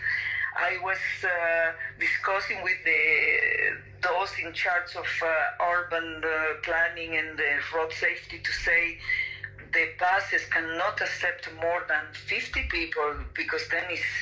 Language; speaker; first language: English; non-native, fluent; Spanish